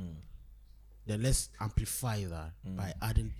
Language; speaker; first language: English; non-native, local second language; Yoruba